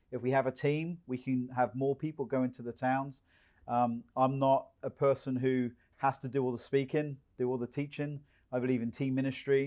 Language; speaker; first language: English; native; English